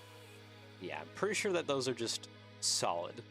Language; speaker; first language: English; native; English